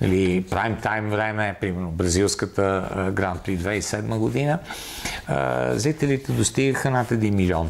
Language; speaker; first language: Bulgarian; native; Bulgarian